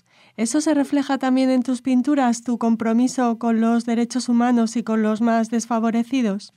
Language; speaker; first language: Spanish; native; Spanish